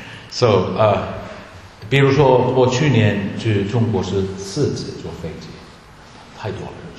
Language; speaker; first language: Chinese; non-native, learner; Finnish